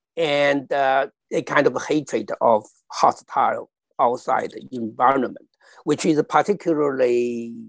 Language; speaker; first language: English; non-native, fluent; Chinese